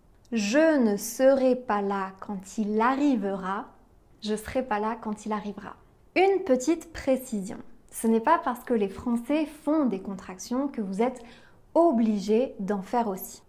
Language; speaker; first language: French; native; French